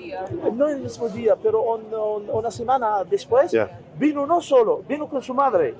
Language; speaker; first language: Spanish; non-native, fluent; Arabic